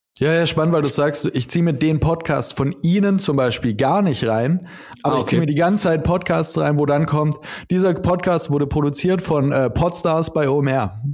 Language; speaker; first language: German; native; German